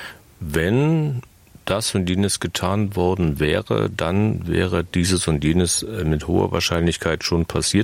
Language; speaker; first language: German; native; German